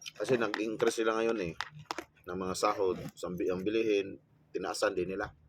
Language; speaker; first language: Filipino; non-native, local second language; Cebuano